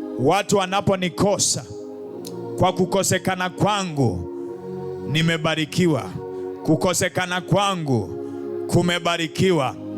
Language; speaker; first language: Swahili; non-native, local second language; Luo (Kenya and Tanzania)